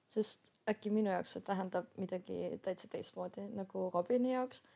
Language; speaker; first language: Estonian; non-native, fluent; German